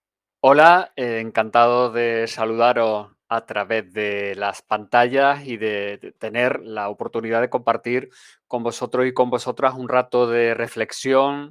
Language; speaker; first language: Spanish; native; Spanish